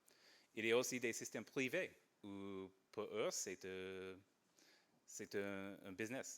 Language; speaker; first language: French; non-native, fluent; English